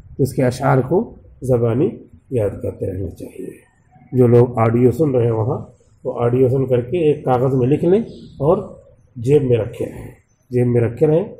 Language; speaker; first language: Urdu; native; Urdu